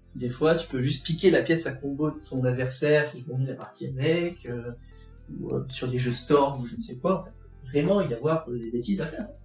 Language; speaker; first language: French; native; French